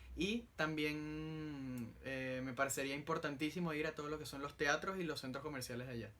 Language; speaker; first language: Spanish; native; Spanish